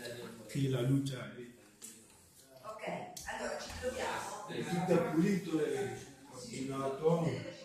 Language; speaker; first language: Italian; non-native, fluent; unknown